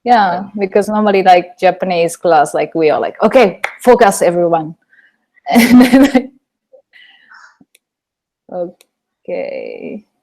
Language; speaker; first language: English; non-native, fluent; Japanese